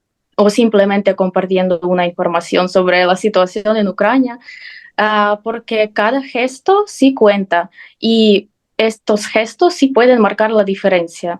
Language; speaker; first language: Spanish; non-native, fluent; Ukrainian